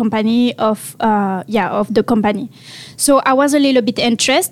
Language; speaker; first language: English; non-native, learner; French